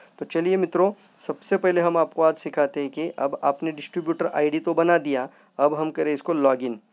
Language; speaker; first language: Hindi; non-native, local second language; Marathi